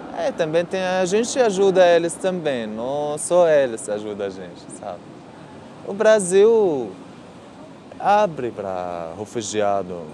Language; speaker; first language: Portuguese; non-native, learner; Arabic